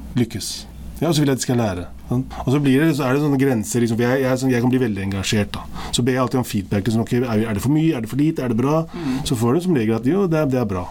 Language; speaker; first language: Norwegian; early bilingual, other home language; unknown